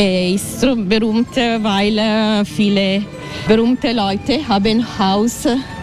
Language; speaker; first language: German; non-native, fluent; Italian